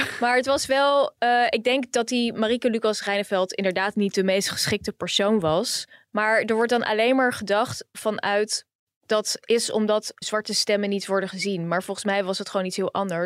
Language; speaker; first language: Dutch; native; Dutch